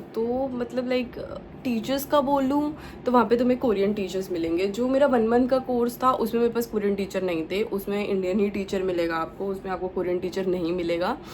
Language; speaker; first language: Hindi; non-native, local second language; Punjabi